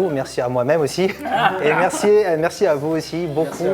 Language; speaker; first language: French; native; French